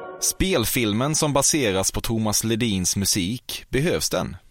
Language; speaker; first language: Swedish; native; Swedish